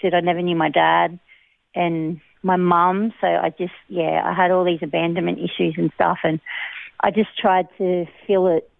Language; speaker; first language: English; native; English